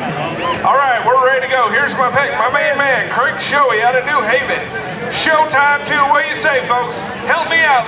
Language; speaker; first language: English; native; English